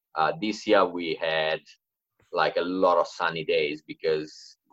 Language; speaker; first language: English; non-native, fluent; Italian